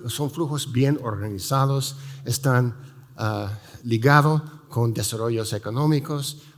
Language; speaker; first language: Spanish; non-native, fluent; English